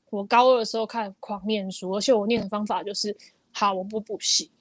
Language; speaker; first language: Chinese; native; Chinese